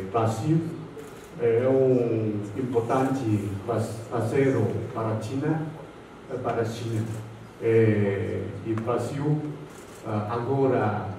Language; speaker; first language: Portuguese; non-native, fluent; Chinese